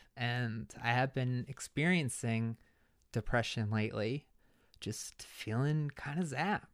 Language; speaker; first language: English; native; English